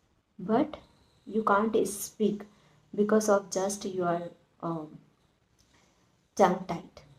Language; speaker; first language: English; non-native, learner; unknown